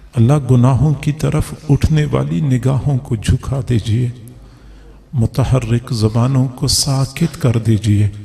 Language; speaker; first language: Urdu; non-native, local second language; Punjabi